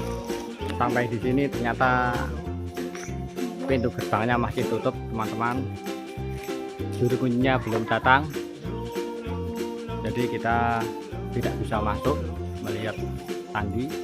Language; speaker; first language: Indonesian; non-native, local second language; Javanese